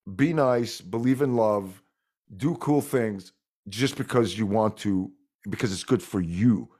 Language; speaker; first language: English; non-native, fluent; French